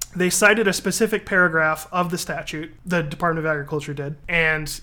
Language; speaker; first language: English; native; English